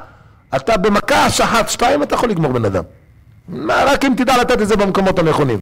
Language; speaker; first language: Hebrew; native; Hebrew